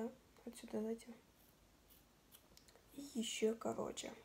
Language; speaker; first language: Russian; non-native, local second language; Kazakh